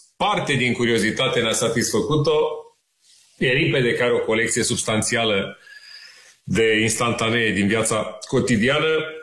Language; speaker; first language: Romanian; native; Romanian